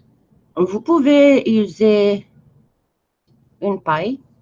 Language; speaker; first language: French; non-native, fluent; Romanian